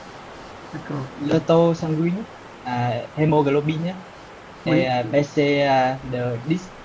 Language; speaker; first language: French; non-native, learner; Vietnamese